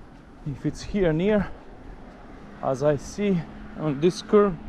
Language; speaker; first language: English; non-native, learner; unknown